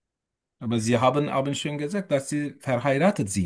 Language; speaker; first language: German; non-native, fluent; Turkish